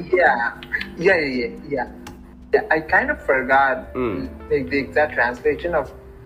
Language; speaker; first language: English; non-native, learner; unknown